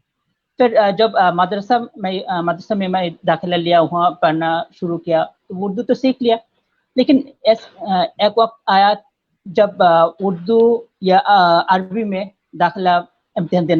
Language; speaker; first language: Hindi; non-native, fluent; Bangla